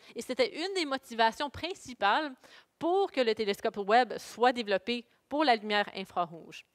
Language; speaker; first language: French; native; French